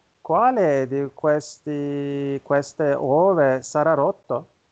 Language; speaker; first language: Italian; non-native, learner; Turkish